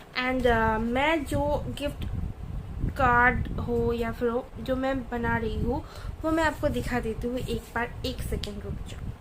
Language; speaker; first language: Hindi; non-native, local second language; Bangla